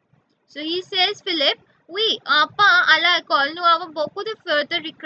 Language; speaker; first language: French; non-native, learner; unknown